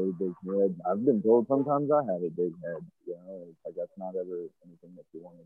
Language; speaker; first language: English; native; English